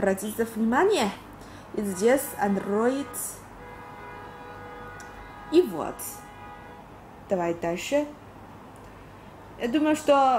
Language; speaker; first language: Russian; non-native, learner; Chinese